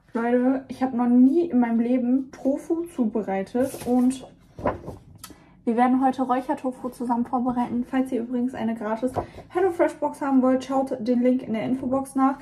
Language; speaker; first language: German; native; German